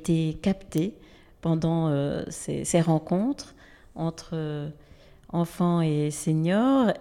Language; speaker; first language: French; native; French